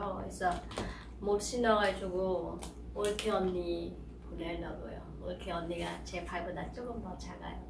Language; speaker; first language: Korean; non-native, fluent; Khmer